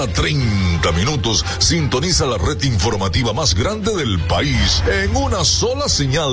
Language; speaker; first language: Spanish; native; Spanish